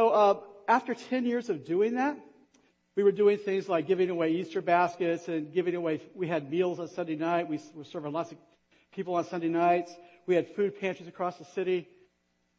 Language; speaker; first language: English; native; English